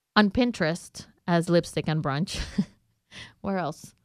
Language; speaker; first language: English; non-native, fluent; Spanish